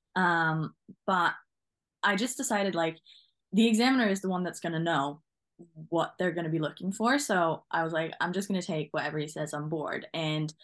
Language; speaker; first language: English; non-native, fluent; Norwegian